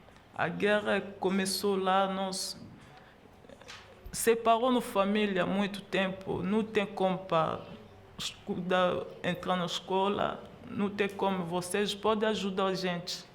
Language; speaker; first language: Portuguese; non-native, learner; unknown